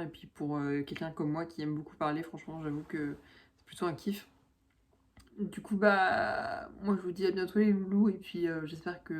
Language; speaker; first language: French; native; French